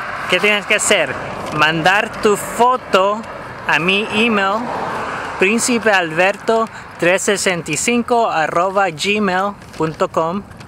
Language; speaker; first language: Spanish; native; Spanish